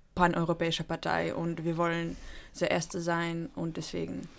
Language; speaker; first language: German; non-native, fluent; Ukrainian